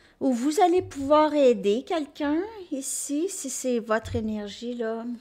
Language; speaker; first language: French; native; French